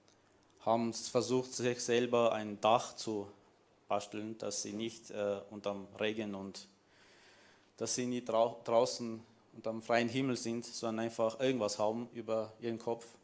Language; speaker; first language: German; non-native, fluent; Armenian